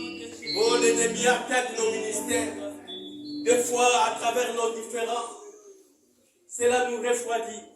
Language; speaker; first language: French; non-native, local second language; Lingala